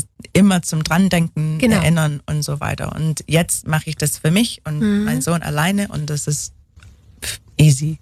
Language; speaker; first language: German; non-native, fluent; English